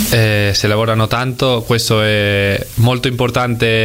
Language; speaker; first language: Italian; non-native, fluent; Spanish